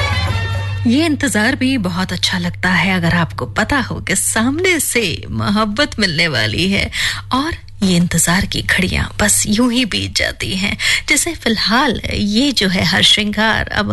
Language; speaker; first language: Hindi; native; Hindi